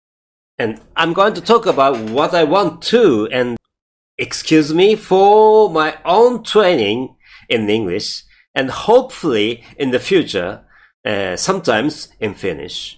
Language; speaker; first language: English; non-native, learner; Japanese